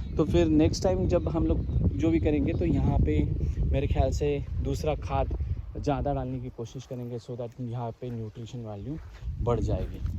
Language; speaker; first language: Hindi; non-native, local second language; Marathi